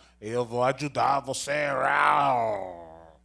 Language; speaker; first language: Portuguese; non-native, learner; Spanish